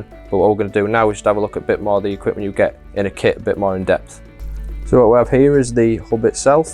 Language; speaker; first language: English; native; English